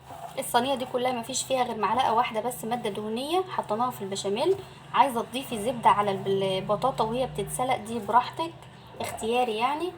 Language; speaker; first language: Arabic; native; Arabic